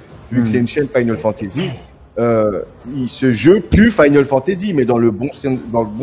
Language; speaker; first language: French; native; French